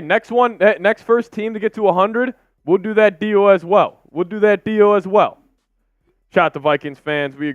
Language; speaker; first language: English; native; English